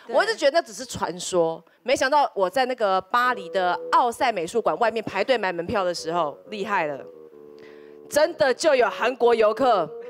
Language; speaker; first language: Chinese; native; Chinese